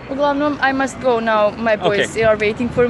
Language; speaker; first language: English; non-native, learner; Bosnian